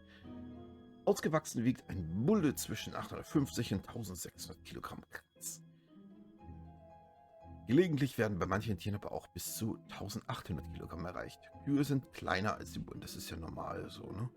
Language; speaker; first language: German; native; German